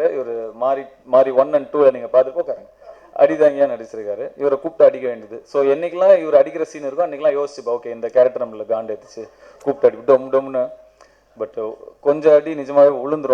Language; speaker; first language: Tamil; native; Tamil